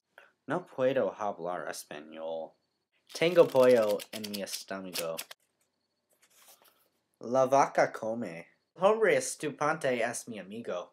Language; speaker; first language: Spanish; non-native, learner; English